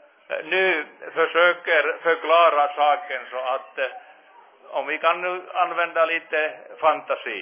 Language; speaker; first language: Swedish; non-native, fluent; Finnish